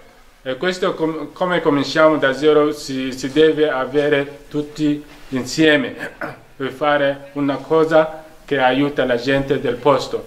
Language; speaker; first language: Italian; non-native, fluent; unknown